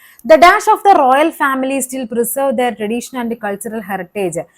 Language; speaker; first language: English; non-native, local second language; Malayalam